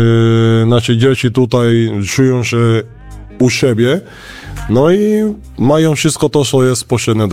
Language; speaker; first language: Polish; non-native, learner; Spanish